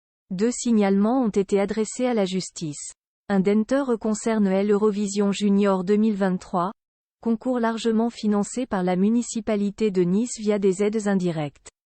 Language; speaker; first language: French; native; French